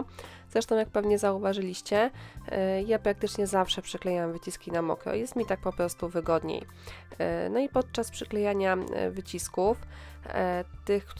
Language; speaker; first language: Polish; native; Polish